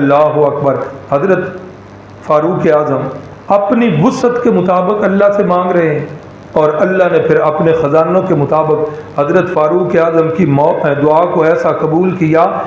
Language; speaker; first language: Urdu; non-native, local second language; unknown